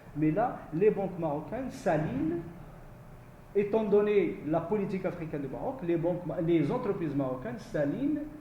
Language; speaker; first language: French; non-native, local second language; Arabic